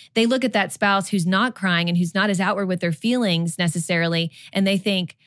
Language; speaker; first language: English; native; English